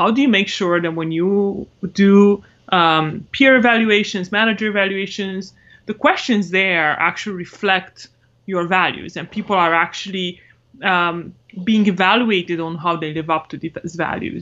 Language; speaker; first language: English; non-native, fluent; Romanian